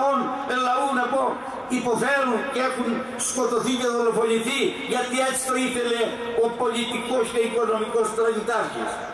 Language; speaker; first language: Greek; native; Greek